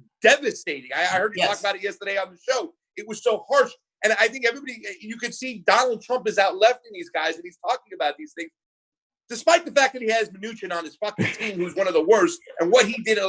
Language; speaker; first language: English; native; English